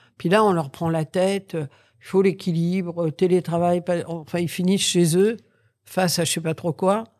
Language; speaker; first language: French; early bilingual, other home language; Catalan